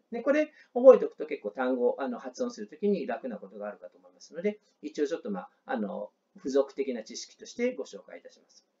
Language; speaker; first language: Japanese; native; Japanese